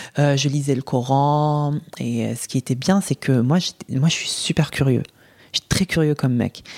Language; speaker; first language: French; non-native, local second language; Arabic